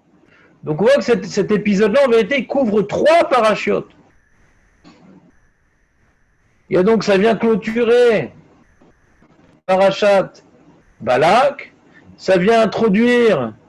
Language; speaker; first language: French; native; French